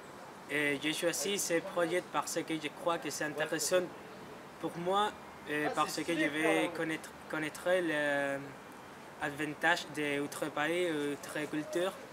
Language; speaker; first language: French; non-native, fluent; Spanish